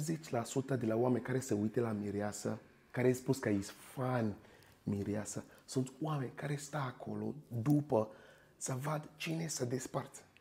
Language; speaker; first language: Romanian; non-native, fluent; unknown